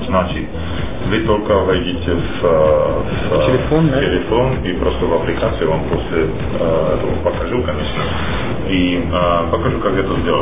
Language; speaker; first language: Russian; non-native, fluent; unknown